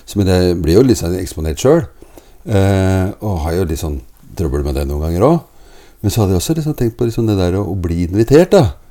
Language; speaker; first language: Norwegian; native; Norwegian